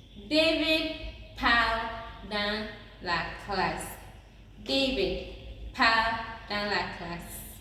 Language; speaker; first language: French; non-native, fluent; English